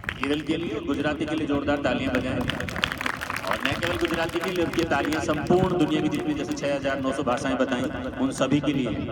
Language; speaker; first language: Hindi; native; Hindi